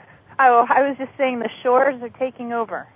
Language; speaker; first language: English; native; English